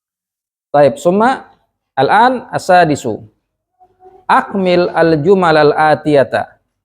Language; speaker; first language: Arabic; non-native, fluent; Indonesian